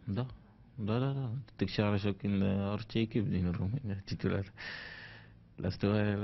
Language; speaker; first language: Romanian; non-native, learner; French